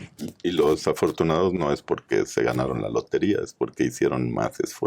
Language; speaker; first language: Spanish; native; Spanish